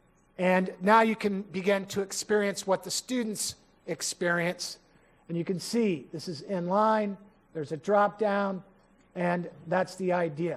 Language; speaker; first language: English; native; English